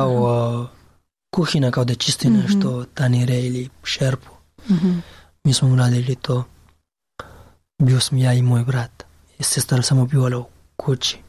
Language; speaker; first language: Serbian; non-native, learner; Pashto